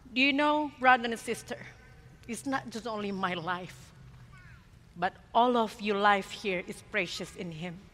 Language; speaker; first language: English; non-native, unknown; Indonesian